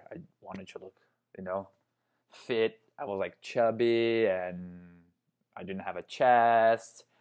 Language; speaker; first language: English; non-native, fluent; Portuguese